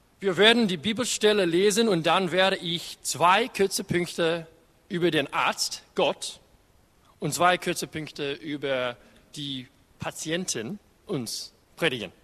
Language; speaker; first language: German; non-native, learner; English